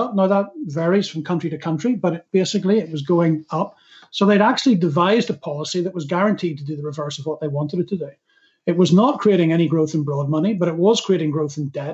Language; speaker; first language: English; native; English